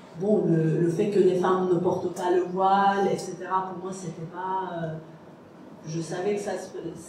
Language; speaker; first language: French; non-native, fluent; Persian